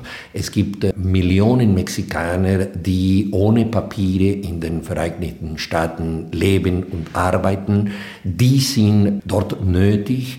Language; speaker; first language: German; non-native, fluent; Spanish